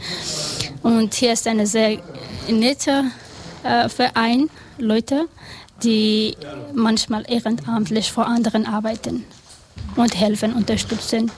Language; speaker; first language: German; non-native, learner; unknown